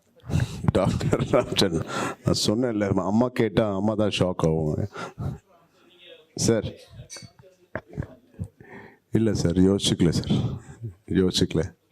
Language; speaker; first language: Tamil; non-native, local second language; Telugu